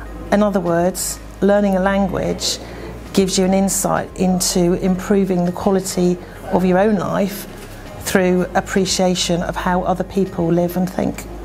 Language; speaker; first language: English; native; English